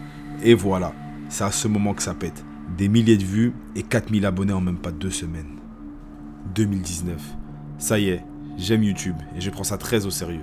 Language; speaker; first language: French; native; French